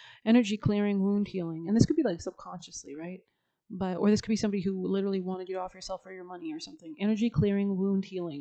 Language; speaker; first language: English; native; English